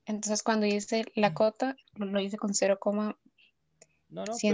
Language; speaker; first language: Spanish; native; Spanish